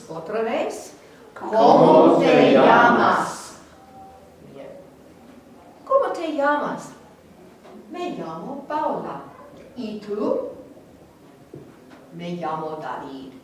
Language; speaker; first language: Spanish; non-native, fluent; English